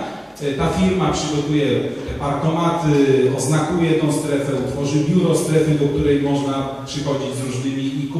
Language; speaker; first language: Polish; native; Polish